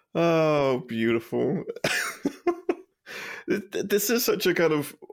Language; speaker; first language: English; native; English